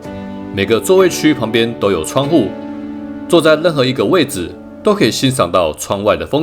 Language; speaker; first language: Chinese; native; Chinese